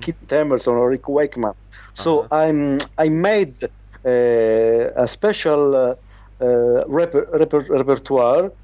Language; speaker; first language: English; non-native, learner; Italian